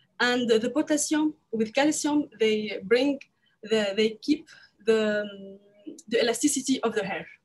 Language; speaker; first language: English; non-native, learner; French